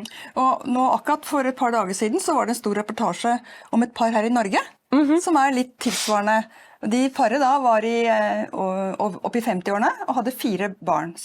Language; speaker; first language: Norwegian; native; Norwegian